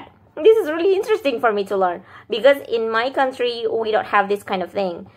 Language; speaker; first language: English; non-native, fluent; Indonesian